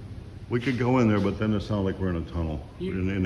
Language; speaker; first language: English; native; English